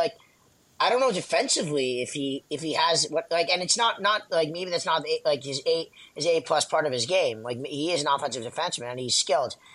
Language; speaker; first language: English; native; English